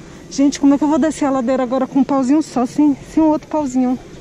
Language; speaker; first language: Portuguese; native; Portuguese